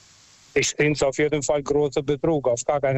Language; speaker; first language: German; non-native, local second language; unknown